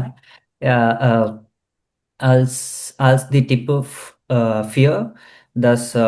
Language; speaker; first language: German; non-native, learner; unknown